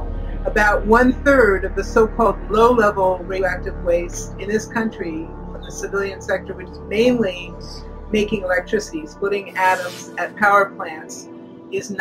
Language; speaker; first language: English; native; English